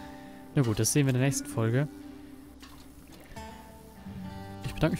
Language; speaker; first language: German; native; German